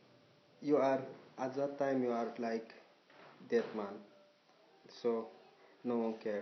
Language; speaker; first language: English; non-native, learner; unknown